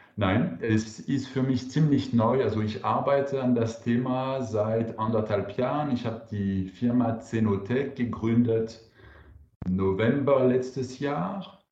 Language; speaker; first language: German; non-native, fluent; French